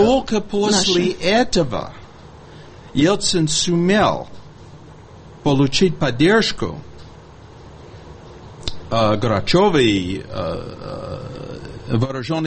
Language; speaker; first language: Russian; non-native, fluent; English